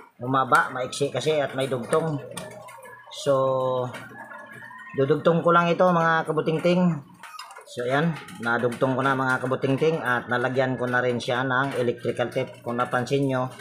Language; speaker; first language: Filipino; native; Filipino